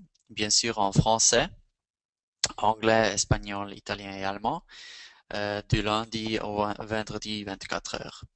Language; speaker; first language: French; non-native, fluent; Spanish